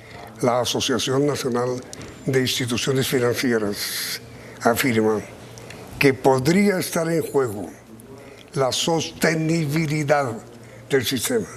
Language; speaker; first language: Spanish; native; Spanish